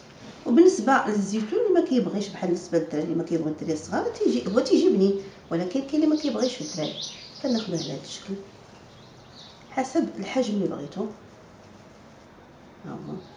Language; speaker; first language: Arabic; native; Arabic